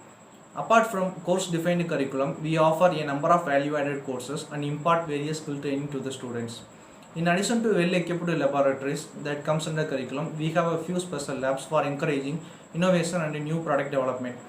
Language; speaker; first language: English; non-native, local second language; Tamil